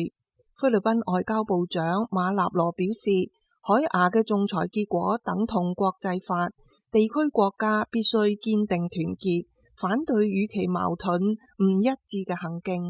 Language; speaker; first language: Chinese; non-native, local second language; Cantonese